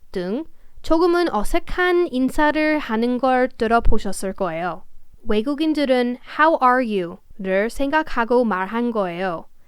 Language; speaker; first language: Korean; non-native, fluent; English